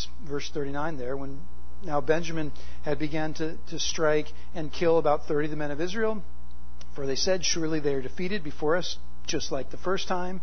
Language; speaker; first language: English; native; English